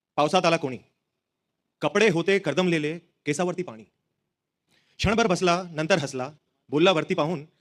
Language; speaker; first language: Hindi; native; Hindi